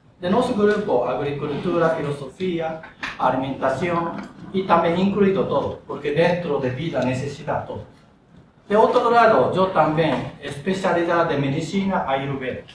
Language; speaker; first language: Spanish; non-native, learner; Japanese